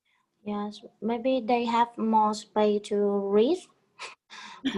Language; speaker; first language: English; non-native, learner; Vietnamese